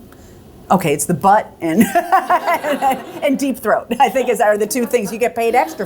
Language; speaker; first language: English; native; English